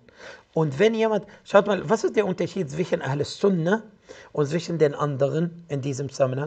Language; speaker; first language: German; non-native, fluent; Arabic